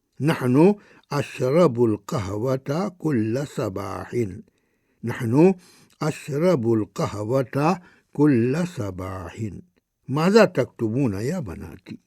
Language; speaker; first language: Arabic; non-native, fluent; Urdu